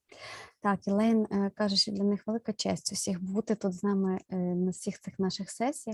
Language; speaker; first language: Ukrainian; native; Ukrainian